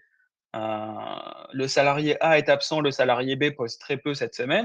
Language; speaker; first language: French; native; French